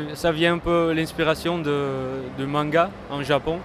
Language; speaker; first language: French; non-native, fluent; Dutch